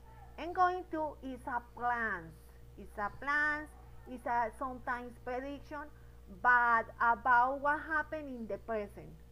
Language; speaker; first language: English; non-native, learner; Spanish